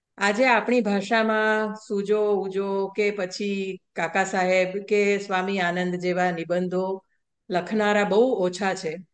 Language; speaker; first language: Gujarati; native; Gujarati